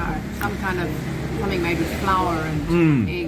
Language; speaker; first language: English; native; English